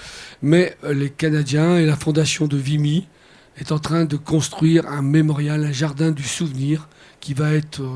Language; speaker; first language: French; native; French